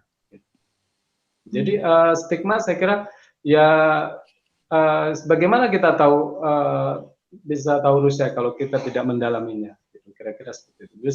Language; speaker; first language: Indonesian; native; Indonesian